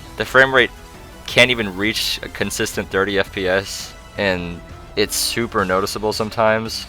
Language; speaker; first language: English; native; English